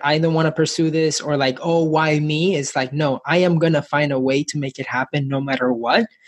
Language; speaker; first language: English; early bilingual, other home language; Spanish